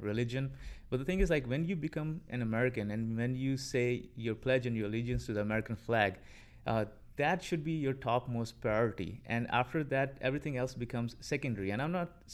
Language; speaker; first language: English; non-native, local second language; Punjabi